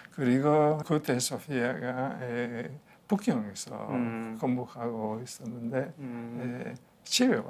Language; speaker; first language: Korean; non-native, learner; Spanish